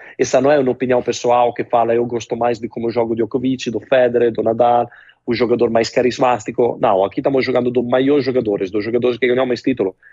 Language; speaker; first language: Portuguese; non-native, fluent; Italian